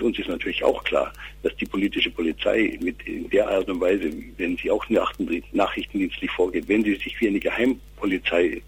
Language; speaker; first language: German; native; German